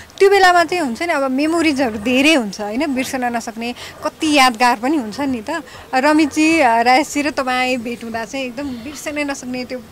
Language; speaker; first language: Nepali; native; Nepali